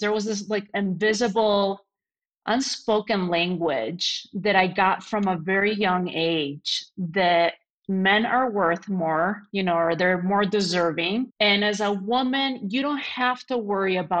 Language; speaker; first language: English; non-native, fluent; Spanish